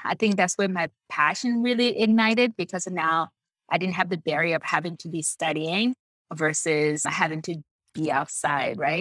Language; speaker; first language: English; non-native, fluent; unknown